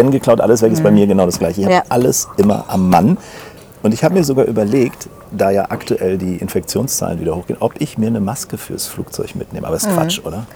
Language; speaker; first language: German; native; German